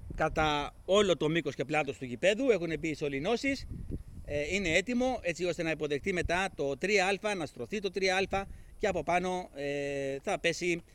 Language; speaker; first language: Greek; native; Greek